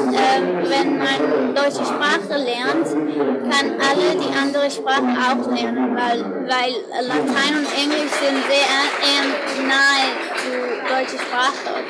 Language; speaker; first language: German; non-native, learner; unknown